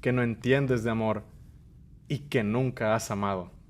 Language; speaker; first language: Spanish; early bilingual, other home language; English